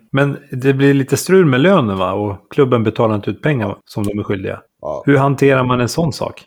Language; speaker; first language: Swedish; native; Swedish